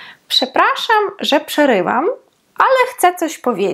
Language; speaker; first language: Polish; non-native, fluent; Ukrainian